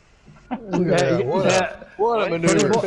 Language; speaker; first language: English; native; English